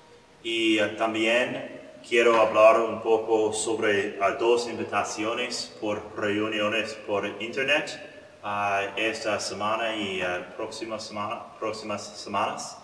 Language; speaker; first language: Spanish; non-native, learner; English